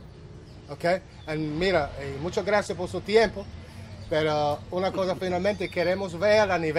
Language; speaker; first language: Spanish; non-native, learner; English